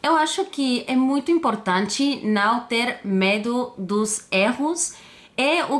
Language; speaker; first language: Portuguese; non-native, fluent; Bulgarian